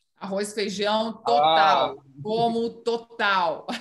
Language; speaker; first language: Portuguese; non-native, fluent; Romanian